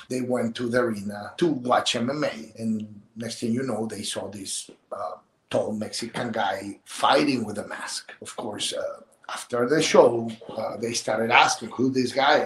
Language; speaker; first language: English; non-native, fluent; Spanish